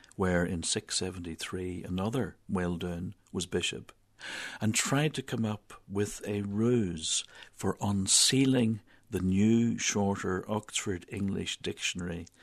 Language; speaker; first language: English; native; English